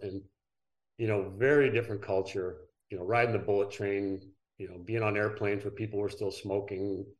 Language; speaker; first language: English; native; English